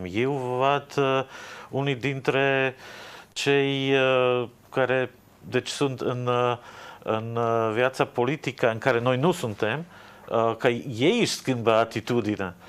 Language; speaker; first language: Romanian; non-native, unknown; Slovak